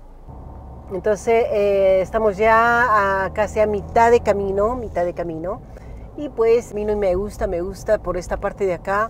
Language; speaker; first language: Spanish; native; Spanish